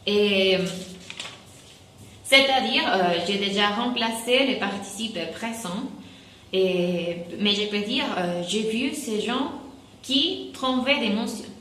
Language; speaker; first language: French; non-native, learner; Spanish